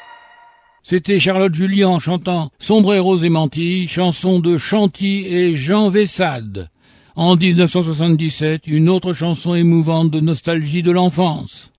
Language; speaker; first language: French; native; French